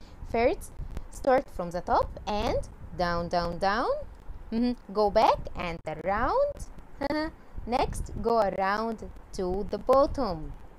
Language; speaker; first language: English; non-native, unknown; Arabic